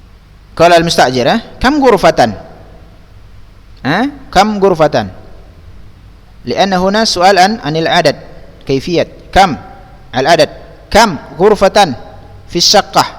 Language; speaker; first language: Arabic; non-native, fluent; Indonesian